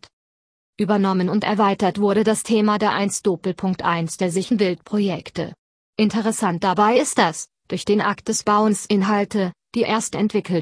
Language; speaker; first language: German; native; German